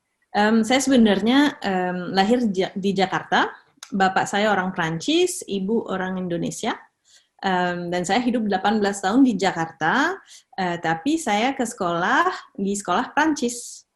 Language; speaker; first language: Indonesian; early bilingual, heritage; Indonesian